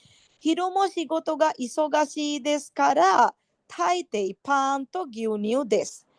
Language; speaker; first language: Japanese; non-native, fluent; Sinhala